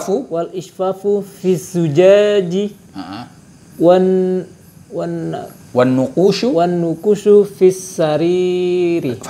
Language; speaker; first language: Arabic; non-native, learner; Indonesian